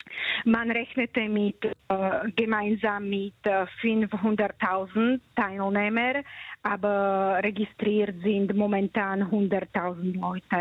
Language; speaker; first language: German; non-native, fluent; Slovak